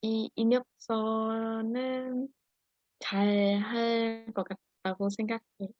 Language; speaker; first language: Korean; non-native, learner; Vietnamese